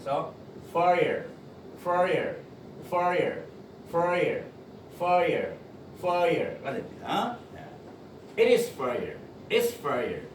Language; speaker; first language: English; non-native, fluent; Korean